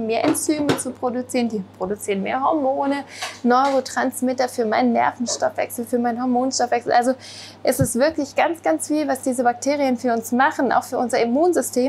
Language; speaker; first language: German; native; German